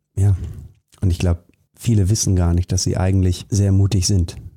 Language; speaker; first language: German; native; German